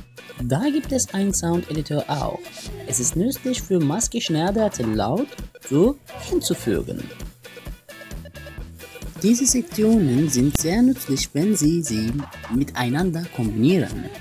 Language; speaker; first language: German; non-native, learner; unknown